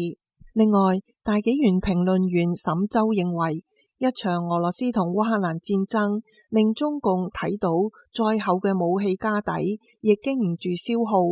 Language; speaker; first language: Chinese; non-native, local second language; Cantonese